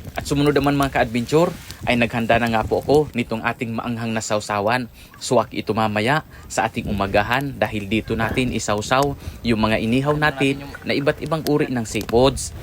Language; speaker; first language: Filipino; non-native, local second language; Masbatenyo